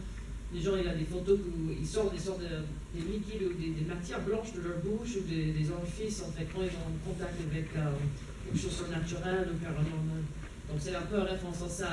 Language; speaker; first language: French; non-native, fluent; English